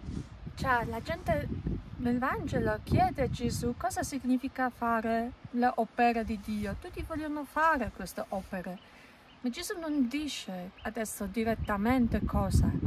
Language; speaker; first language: Italian; non-native, learner; Polish